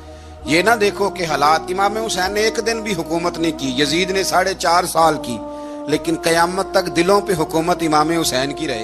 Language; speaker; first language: Urdu; native; Urdu